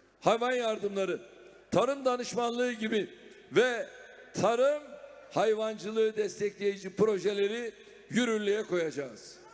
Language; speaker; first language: Turkish; native; Turkish